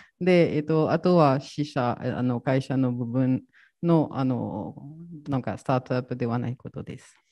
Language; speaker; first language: Japanese; non-native, fluent; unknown